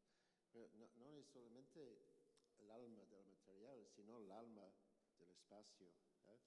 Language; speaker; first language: Spanish; non-native, learner; English